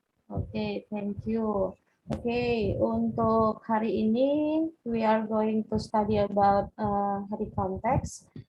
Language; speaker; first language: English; non-native, fluent; Indonesian